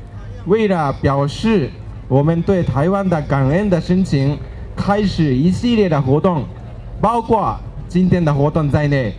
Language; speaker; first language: Chinese; non-native, fluent; Japanese